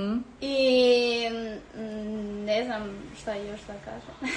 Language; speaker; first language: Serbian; early bilingual, heritage; Spanish